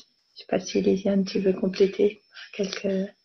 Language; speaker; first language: French; native; French